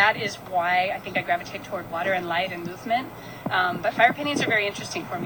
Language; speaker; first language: English; native; English